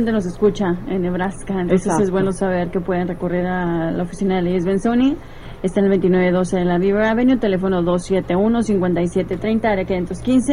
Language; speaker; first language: Spanish; native; Spanish